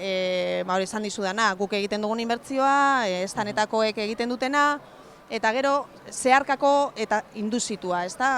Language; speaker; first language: Basque; native; Basque